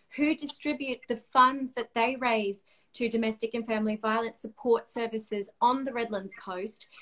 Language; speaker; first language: English; native; English